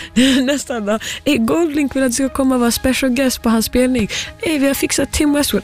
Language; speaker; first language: Swedish; native; Swedish